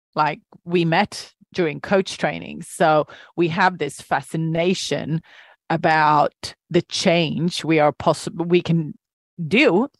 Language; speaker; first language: English; non-native, fluent; Swedish